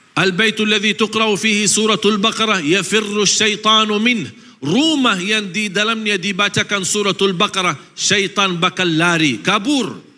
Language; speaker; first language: Malay; non-native, fluent; Arabic